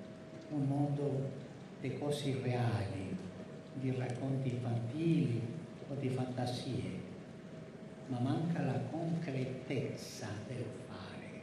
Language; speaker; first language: Italian; non-native, fluent; Spanish